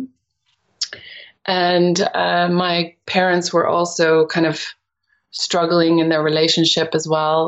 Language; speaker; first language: English; native; English